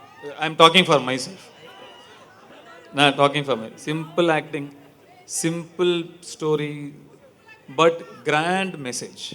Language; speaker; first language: Telugu; non-native, learner; Tamil